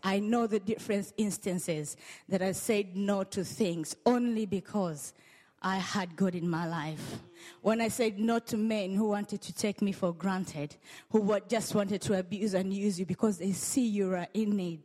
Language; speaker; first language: English; non-native, local second language; Ganda